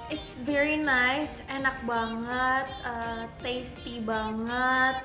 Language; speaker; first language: English; non-native, fluent; Indonesian